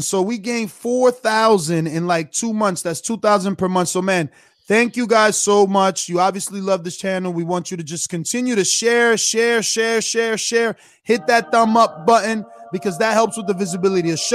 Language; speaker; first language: English; native; English